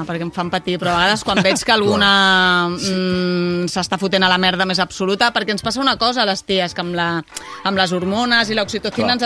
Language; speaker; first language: Catalan; native; Catalan